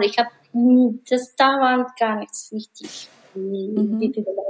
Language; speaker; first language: German; non-native, learner; Mongolian